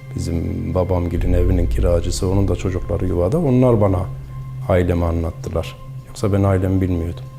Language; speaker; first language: Turkish; native; Turkish